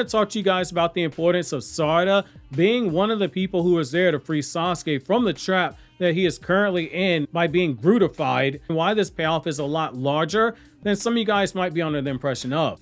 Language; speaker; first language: English; native; English